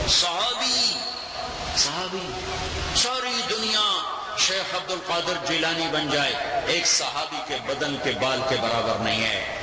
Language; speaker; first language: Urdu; non-native, local second language; Punjabi